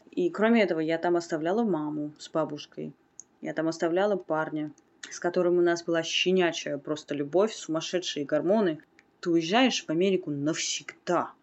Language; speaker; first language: Russian; non-native, local second language; Armenian